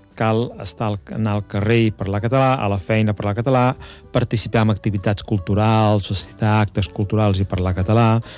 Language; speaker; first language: Catalan; native; Catalan